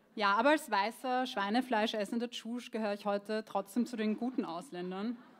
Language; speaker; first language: German; early bilingual, other home language; Croatian